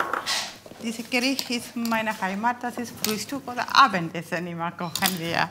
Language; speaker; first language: German; non-native, learner; Tamil